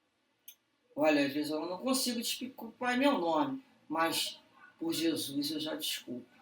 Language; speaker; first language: Portuguese; native; Portuguese